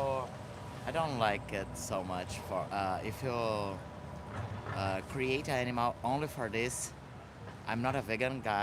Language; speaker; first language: English; non-native, learner; Portuguese